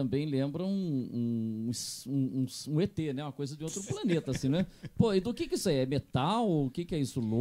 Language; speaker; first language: Portuguese; native; Portuguese